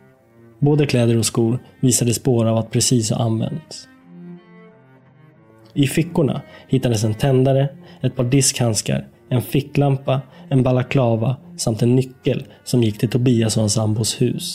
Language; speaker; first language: Swedish; native; Swedish